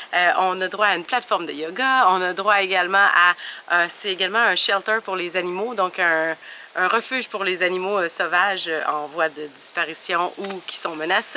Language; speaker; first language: French; native; French